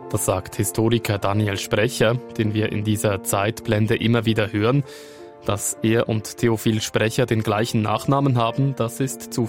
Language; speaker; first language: German; native; German